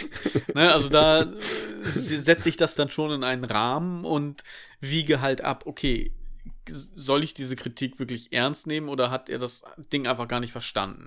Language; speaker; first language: German; native; German